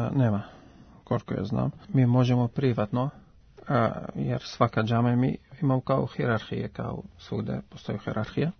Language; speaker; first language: Serbian; non-native, fluent; Arabic